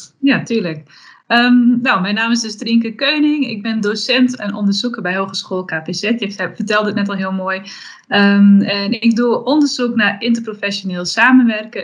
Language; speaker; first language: Dutch; native; Dutch